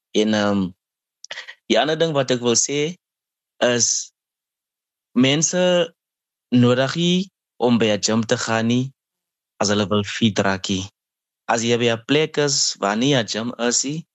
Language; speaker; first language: Afrikaans; non-native, local second language; Xhosa